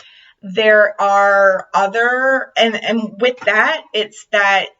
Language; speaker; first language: English; native; English